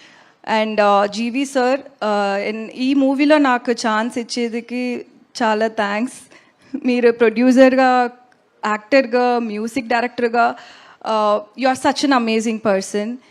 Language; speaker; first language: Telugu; non-native, learner; Tamil